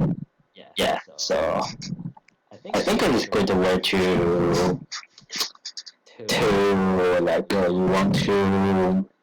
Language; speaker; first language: English; non-native, learner; Chinese